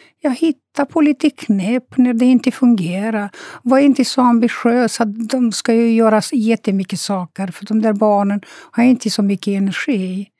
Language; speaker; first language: Swedish; non-native, fluent; Romanian